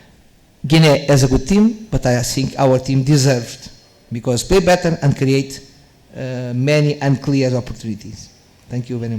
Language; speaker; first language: English; non-native, learner; Portuguese